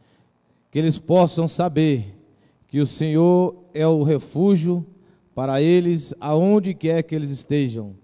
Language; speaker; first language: Portuguese; native; Portuguese